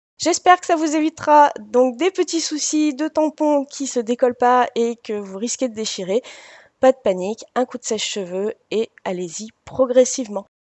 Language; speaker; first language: French; native; French